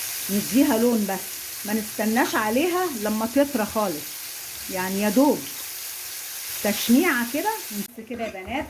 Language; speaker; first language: Arabic; native; Arabic